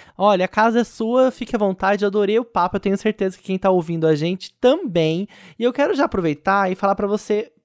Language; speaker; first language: Portuguese; native; Portuguese